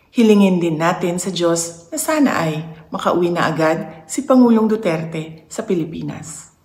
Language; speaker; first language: Filipino; native; Filipino